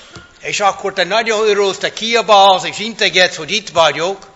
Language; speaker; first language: Hungarian; non-native, fluent; English